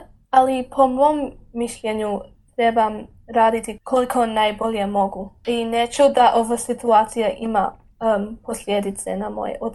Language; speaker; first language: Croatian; early bilingual, heritage; Croatian